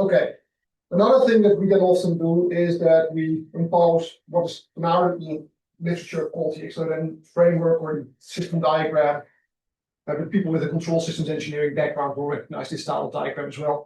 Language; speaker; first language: English; non-native, fluent; Dutch